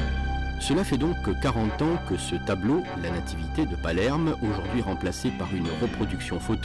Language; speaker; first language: French; native; French